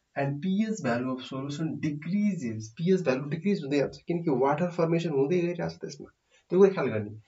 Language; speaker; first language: English; non-native, local second language; Nepali